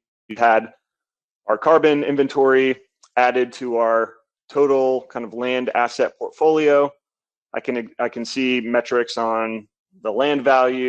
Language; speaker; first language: English; native; English